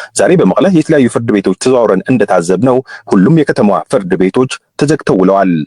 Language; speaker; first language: Amharic; non-native, local second language; Tigrinya